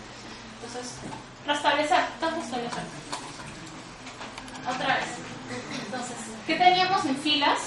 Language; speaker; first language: Spanish; native; Spanish